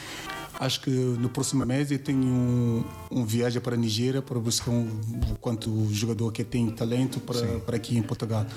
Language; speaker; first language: Portuguese; non-native, learner; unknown